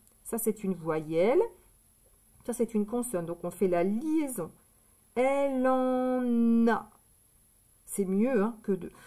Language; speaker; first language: French; native; French